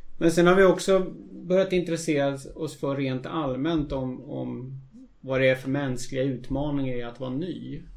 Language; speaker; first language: Swedish; native; Swedish